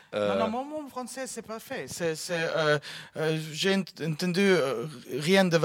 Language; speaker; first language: French; non-native, learner; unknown